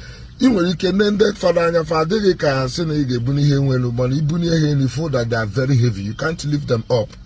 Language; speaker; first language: English; non-native, local second language; Igbo